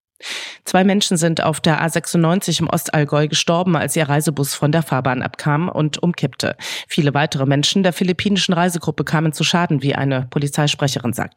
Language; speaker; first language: German; native; German